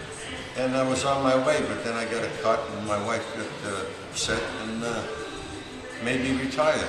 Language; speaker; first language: English; native; English